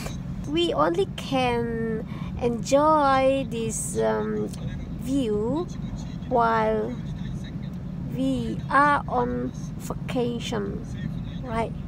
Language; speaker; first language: English; non-native, fluent; Indonesian